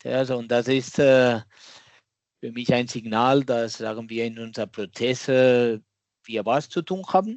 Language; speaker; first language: German; non-native, fluent; Catalan